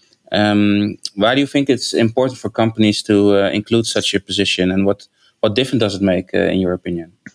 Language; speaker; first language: English; non-native, fluent; Dutch